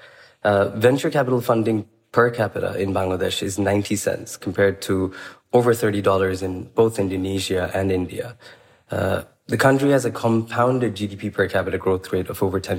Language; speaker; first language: English; non-native, local second language; Bangla